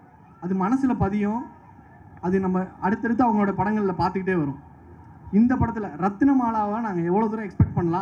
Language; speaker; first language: Tamil; native; Tamil